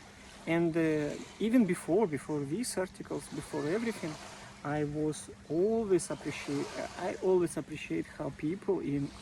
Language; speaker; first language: English; non-native, learner; Russian